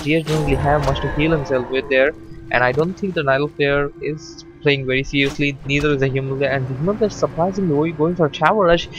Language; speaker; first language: English; non-native, fluent; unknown